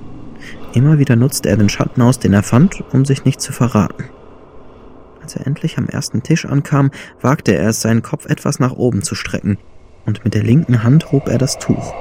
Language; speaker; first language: German; native; German